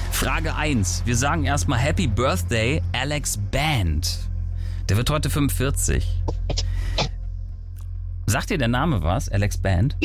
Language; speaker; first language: German; native; German